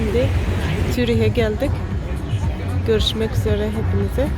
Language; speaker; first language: Turkish; native; Turkish